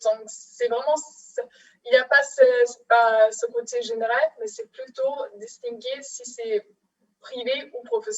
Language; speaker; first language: French; non-native, fluent; German